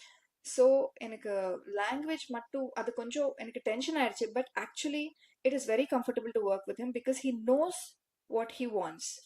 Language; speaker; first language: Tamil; non-native, learner; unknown